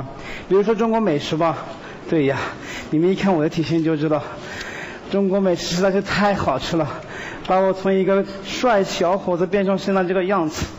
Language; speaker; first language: Chinese; non-native, fluent; Persian